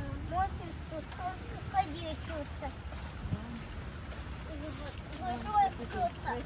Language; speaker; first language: Russian; early bilingual, heritage; Russian